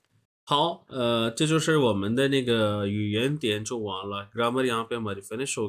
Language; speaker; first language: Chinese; non-native, learner; Urdu